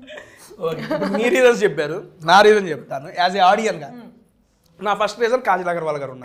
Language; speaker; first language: Telugu; native; Telugu